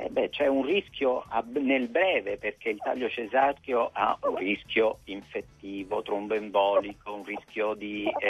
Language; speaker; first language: Italian; native; Italian